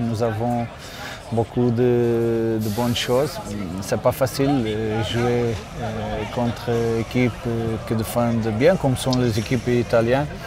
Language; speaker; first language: French; non-native, learner; Portuguese